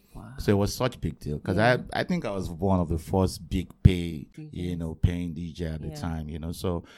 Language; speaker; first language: English; non-native, local second language; Yoruba